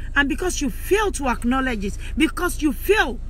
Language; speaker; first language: English; non-native, local second language; Yoruba